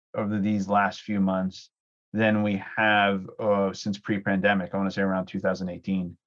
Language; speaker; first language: English; early bilingual, other home language; Greek